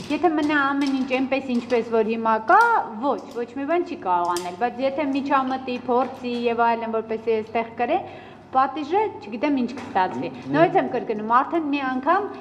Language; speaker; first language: Armenian; native; Armenian